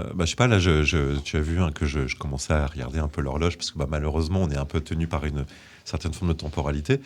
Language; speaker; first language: French; native; French